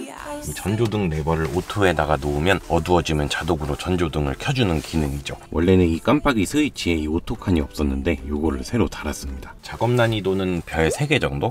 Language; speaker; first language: Korean; native; Korean